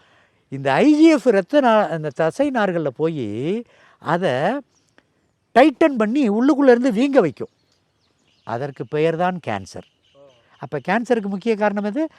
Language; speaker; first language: Tamil; native; Tamil